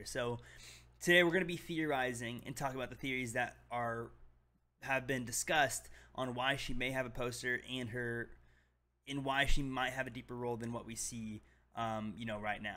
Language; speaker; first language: English; native; English